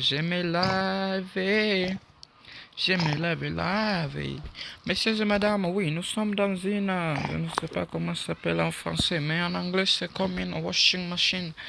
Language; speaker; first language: French; non-native, learner; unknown